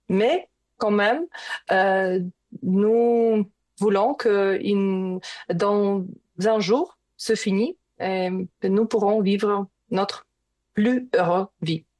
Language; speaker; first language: French; non-native, learner; Ukrainian